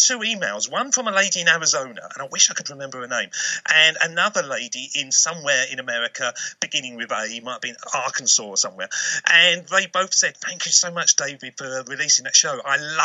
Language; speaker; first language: English; native; English